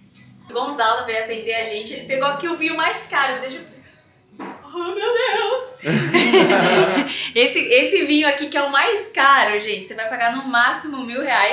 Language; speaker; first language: Portuguese; native; Portuguese